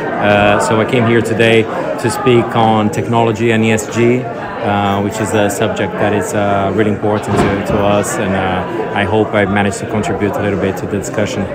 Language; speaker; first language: English; non-native, fluent; Portuguese